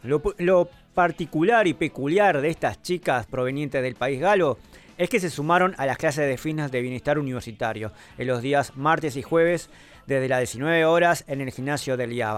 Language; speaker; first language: Spanish; native; Spanish